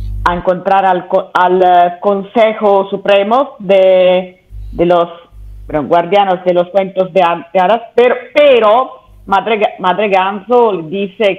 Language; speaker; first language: Spanish; non-native, learner; Italian